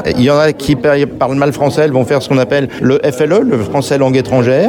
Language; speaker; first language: French; native; French